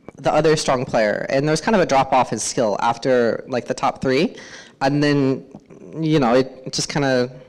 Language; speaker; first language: English; native; English